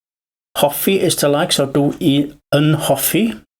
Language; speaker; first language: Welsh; non-native, learner; English